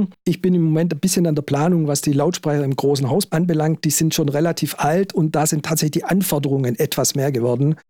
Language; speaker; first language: German; native; German